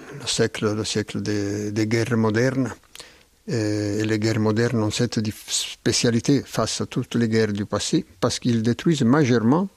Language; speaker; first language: French; non-native, fluent; Italian